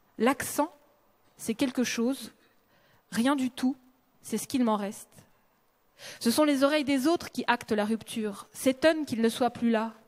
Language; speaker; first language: French; early bilingual, other home language; Russian